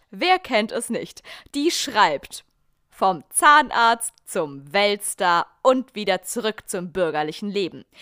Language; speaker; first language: German; native; German